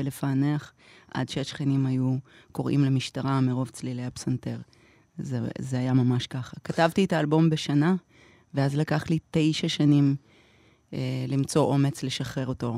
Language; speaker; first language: Hebrew; non-native, fluent; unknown